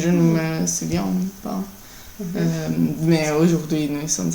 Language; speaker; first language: French; non-native, learner; Italian